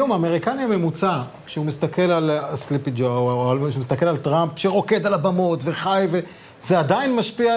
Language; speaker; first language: Hebrew; native; Hebrew